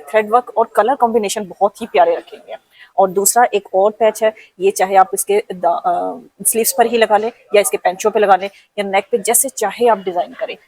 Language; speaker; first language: Urdu; non-native, local second language; Punjabi